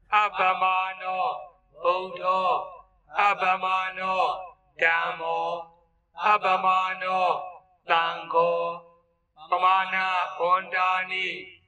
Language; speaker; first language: Burmese; native; Burmese